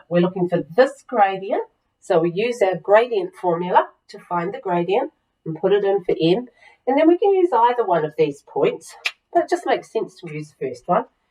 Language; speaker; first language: English; native; English